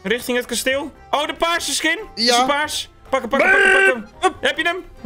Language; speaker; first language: Dutch; native; Dutch